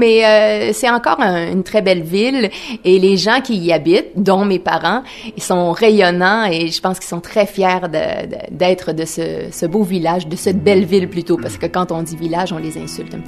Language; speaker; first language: French; native; French